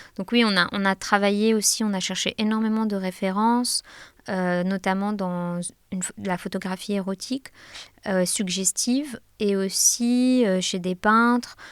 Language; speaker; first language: French; non-native, local second language; Arabic